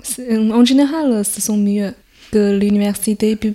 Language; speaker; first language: French; non-native, fluent; Chinese